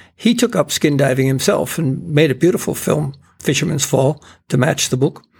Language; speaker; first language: English; native; English